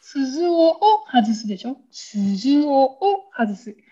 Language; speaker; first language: Japanese; native; Japanese